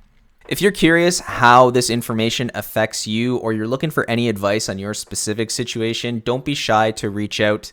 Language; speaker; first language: English; native; English